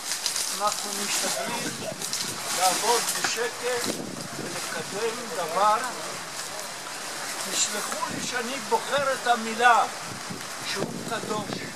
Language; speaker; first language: Hebrew; non-native, fluent; Italian